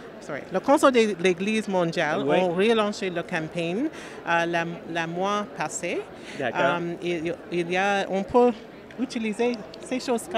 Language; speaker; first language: French; non-native, learner; English